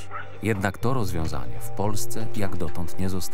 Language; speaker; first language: Polish; native; Polish